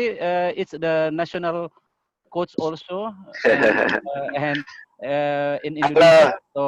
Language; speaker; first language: English; non-native, learner; Indonesian